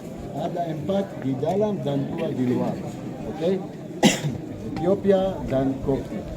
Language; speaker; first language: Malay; non-native, fluent; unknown